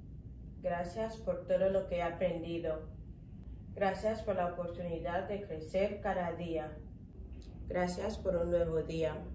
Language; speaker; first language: Spanish; non-native, local second language; Fang